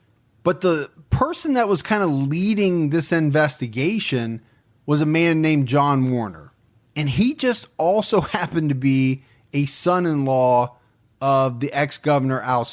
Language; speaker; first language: English; native; English